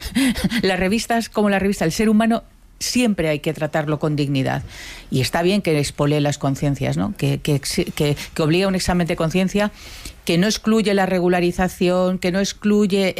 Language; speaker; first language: Spanish; native; Spanish